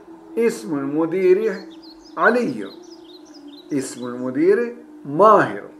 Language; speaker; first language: Arabic; non-native, fluent; Turkish